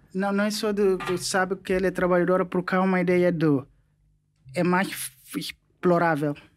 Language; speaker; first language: Portuguese; non-native, local second language; Upper Guinea Crioulo